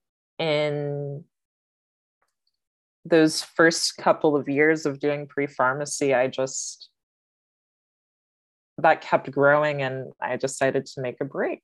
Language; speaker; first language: English; native; English